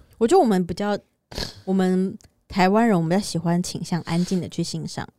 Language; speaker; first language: Chinese; native; Chinese